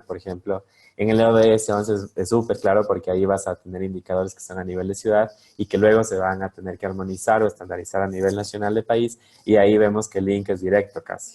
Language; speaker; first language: Spanish; native; Spanish